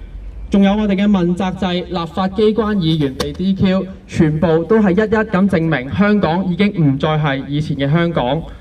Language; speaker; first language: Cantonese; native; Cantonese